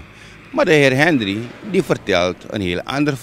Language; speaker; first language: Dutch; native; Dutch